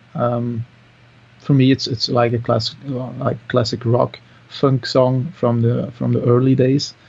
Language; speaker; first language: English; non-native, fluent; Dutch